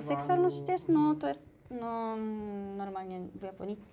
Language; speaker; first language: Polish; non-native, learner; Japanese